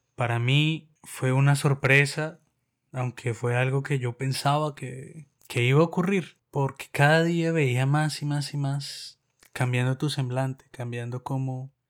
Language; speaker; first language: Spanish; native; Spanish